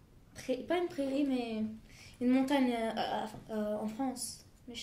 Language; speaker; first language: French; non-native, fluent; Bulgarian